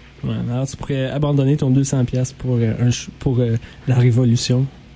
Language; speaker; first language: French; native; French